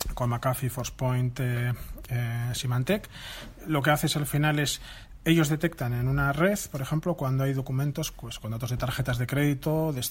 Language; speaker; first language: Spanish; native; Spanish